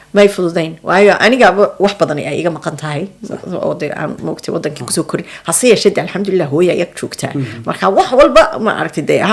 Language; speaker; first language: Somali; early bilingual, heritage; Somali